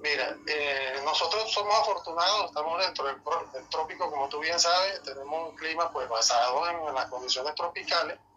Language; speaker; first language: Spanish; native; Spanish